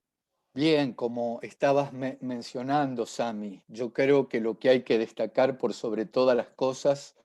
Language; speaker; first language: Spanish; native; Spanish